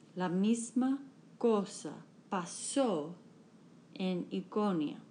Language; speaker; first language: Spanish; non-native, learner; English